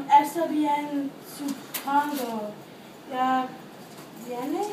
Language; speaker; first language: Spanish; non-native, learner; English